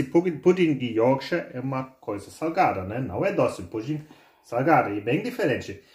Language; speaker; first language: Portuguese; non-native, learner; German